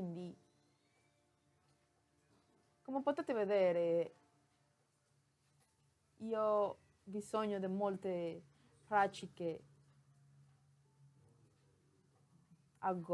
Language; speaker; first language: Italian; non-native, learner; Spanish